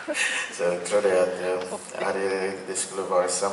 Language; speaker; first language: Swedish; non-native, fluent; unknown